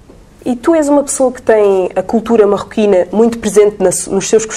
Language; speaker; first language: Portuguese; native; Portuguese